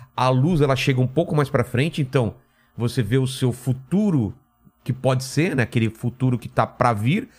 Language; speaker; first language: Portuguese; native; Portuguese